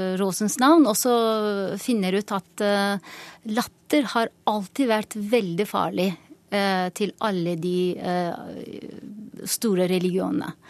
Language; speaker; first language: Norwegian; non-native, fluent; Turkish